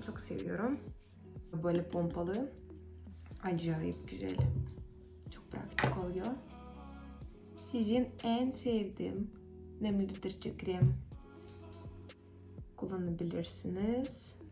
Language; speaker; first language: Turkish; non-native, fluent; Russian